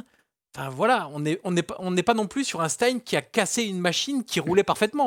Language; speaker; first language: French; native; French